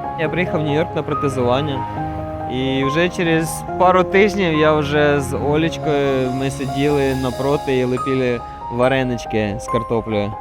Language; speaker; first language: Ukrainian; native; Ukrainian